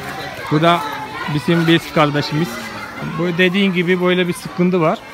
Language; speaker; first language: Turkish; non-native, fluent; Malayalam